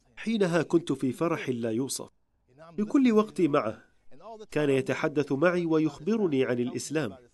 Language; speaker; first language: Arabic; non-native, fluent; English